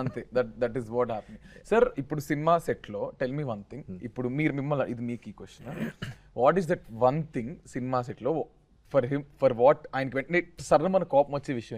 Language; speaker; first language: Telugu; native; Telugu